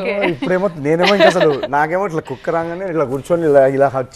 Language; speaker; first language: Telugu; native; Telugu